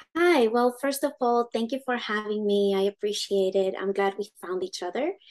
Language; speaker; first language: English; early bilingual, other home language; Spanish